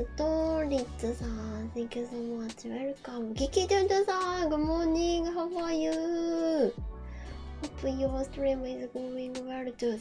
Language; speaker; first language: English; non-native, learner; Japanese